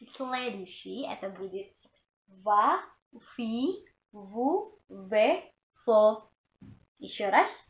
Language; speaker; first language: Russian; non-native, learner; Indonesian